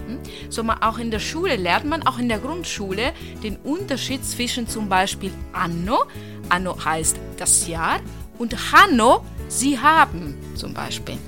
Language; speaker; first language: German; non-native, fluent; Italian